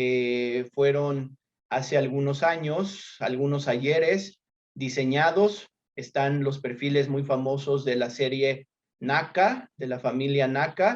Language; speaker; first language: Spanish; native; Spanish